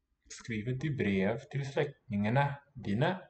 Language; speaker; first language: Norwegian; non-native, learner; English